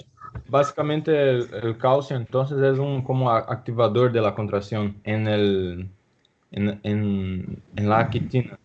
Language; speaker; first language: Spanish; non-native, learner; Portuguese